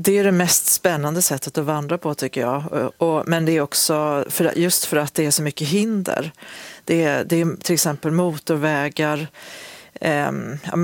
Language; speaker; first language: Swedish; native; Swedish